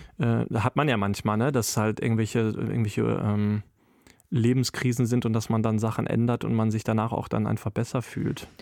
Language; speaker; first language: German; native; German